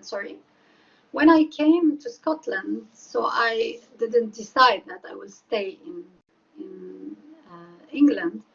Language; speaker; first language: English; non-native, fluent; Arabic